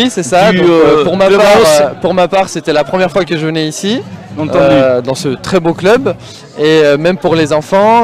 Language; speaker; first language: French; native; French